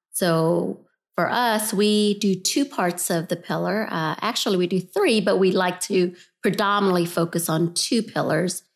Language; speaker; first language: English; early bilingual, other home language; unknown